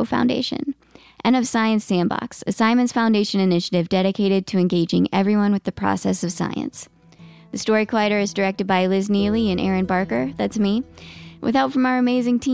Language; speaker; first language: English; native; English